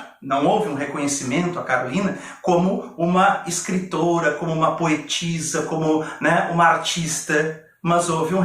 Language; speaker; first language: Portuguese; native; Portuguese